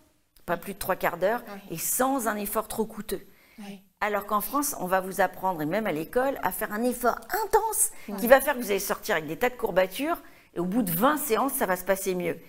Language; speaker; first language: French; native; French